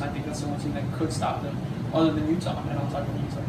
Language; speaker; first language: English; native; English